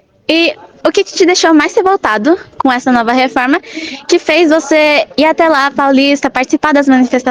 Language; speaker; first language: Portuguese; native; Portuguese